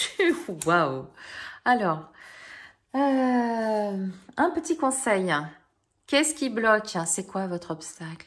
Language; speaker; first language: French; native; French